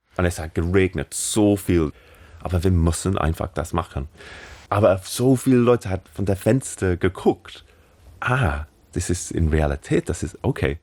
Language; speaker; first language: German; non-native, learner; English